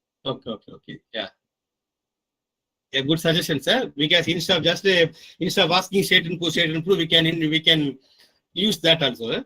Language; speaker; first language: English; non-native, local second language; Tamil